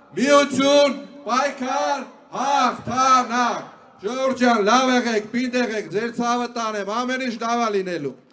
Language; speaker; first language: Armenian; native; Armenian